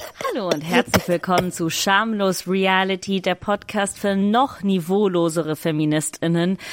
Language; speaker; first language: German; native; German